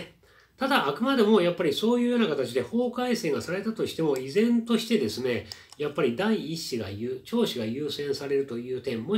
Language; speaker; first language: Japanese; native; Japanese